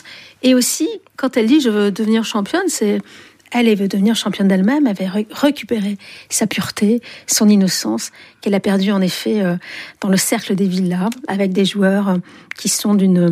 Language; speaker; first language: French; native; French